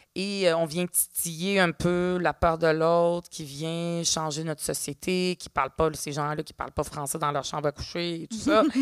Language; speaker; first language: French; early bilingual, other home language; Arabic